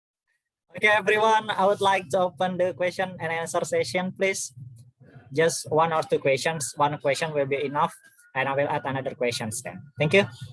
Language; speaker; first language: English; non-native, fluent; Indonesian